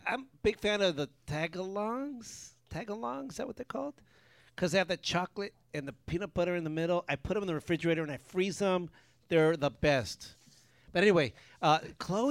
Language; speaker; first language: English; early bilingual, other home language; Spanish